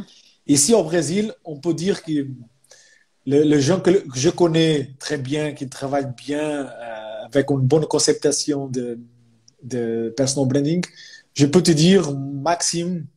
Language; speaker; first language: French; non-native, fluent; Portuguese